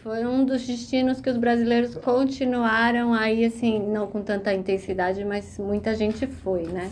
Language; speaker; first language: Portuguese; native; Portuguese